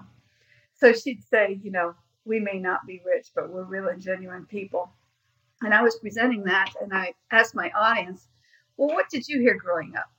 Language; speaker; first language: English; native; English